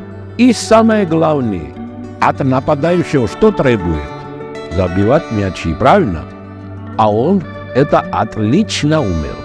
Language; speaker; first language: Russian; non-native, local second language; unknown